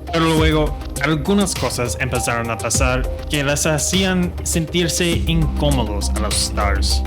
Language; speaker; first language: Spanish; non-native, fluent; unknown